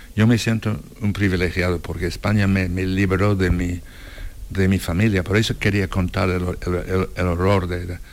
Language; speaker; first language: Spanish; non-native, fluent; English